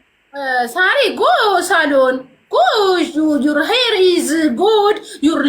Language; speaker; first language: English; non-native, learner; Amharic